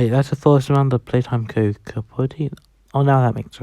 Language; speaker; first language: English; native; English